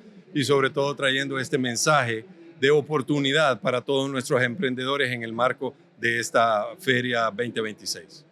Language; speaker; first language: Spanish; native; Spanish